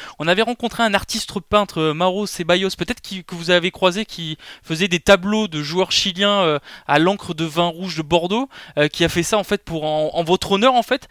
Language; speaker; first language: French; native; French